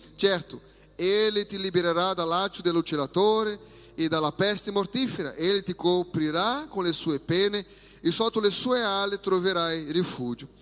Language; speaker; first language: Italian; non-native, fluent; Portuguese